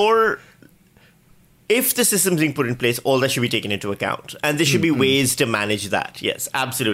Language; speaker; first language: English; non-native, local second language; Urdu